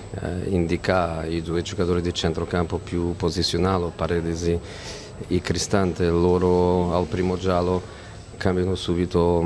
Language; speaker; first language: Italian; non-native, fluent; Portuguese